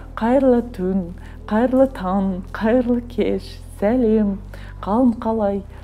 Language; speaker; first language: Kazakh; non-native, local second language; Russian